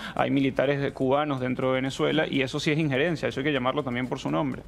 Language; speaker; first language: Spanish; native; Spanish